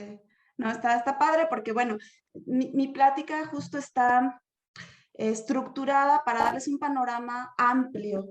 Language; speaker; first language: Spanish; native; Spanish